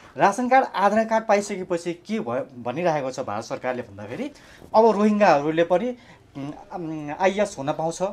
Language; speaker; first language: Nepali; native; Nepali